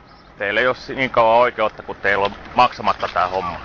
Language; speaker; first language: Finnish; native; Finnish